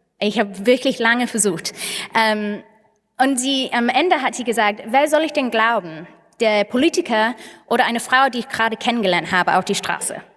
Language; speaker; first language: German; non-native, learner; English